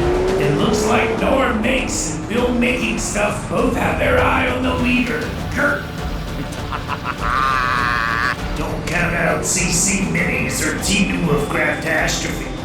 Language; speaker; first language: English; native; English